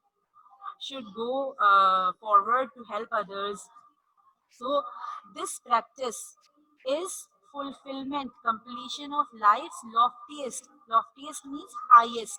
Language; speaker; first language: English; non-native, local second language; Urdu